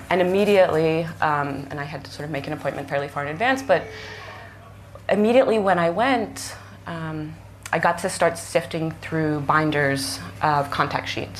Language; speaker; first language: English; native; English